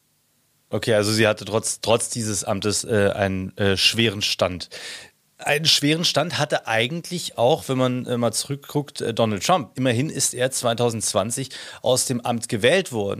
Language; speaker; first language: German; native; German